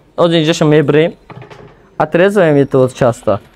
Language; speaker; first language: Russian; non-native, local second language; Tajik